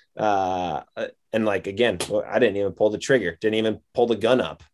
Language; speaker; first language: English; native; English